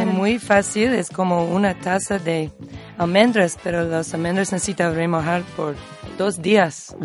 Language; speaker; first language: Spanish; non-native, learner; English